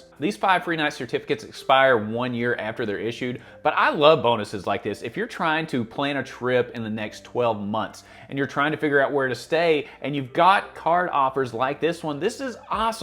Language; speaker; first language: English; native; English